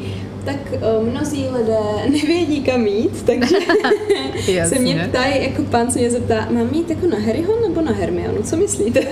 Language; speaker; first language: Czech; native; Czech